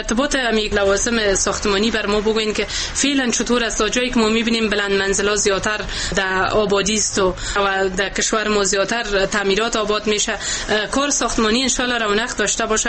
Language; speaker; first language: Persian; native; Persian